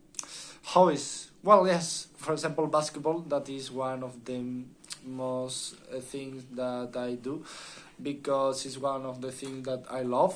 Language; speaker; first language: English; non-native, learner; Spanish